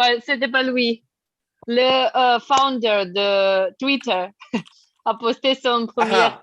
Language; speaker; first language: French; non-native, learner; English